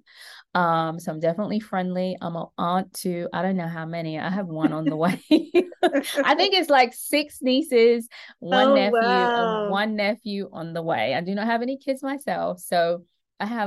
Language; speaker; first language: English; native; English